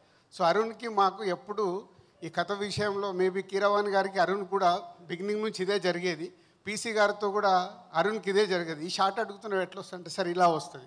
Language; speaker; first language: Telugu; native; Telugu